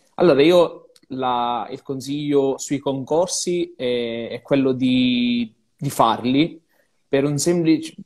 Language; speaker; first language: Italian; native; Italian